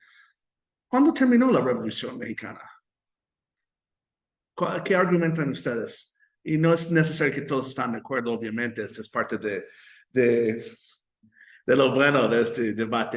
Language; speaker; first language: Spanish; non-native, fluent; English